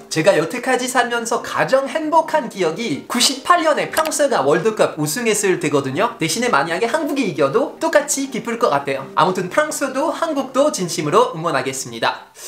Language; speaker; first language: Korean; non-native, fluent; French